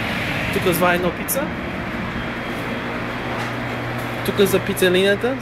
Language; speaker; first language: Bulgarian; early bilingual, heritage; Bulgarian